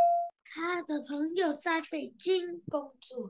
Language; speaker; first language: Chinese; non-native, learner; Vietnamese